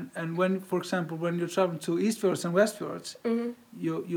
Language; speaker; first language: English; non-native, fluent; Icelandic